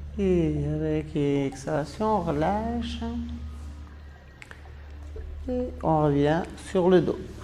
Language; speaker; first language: French; non-native, fluent; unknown